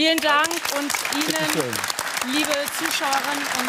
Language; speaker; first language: German; native; German